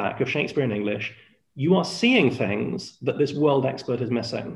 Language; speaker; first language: English; non-native, fluent; Spanish